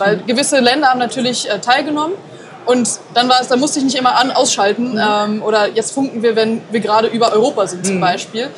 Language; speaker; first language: German; native; German